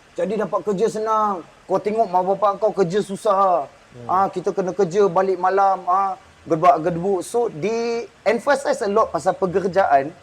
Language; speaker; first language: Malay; native; Malay